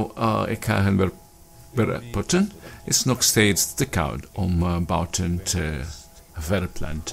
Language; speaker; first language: Dutch; non-native, learner; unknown